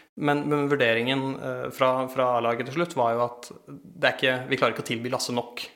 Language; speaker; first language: Norwegian; native; Norwegian